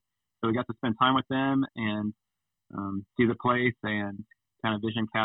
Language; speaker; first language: English; native; English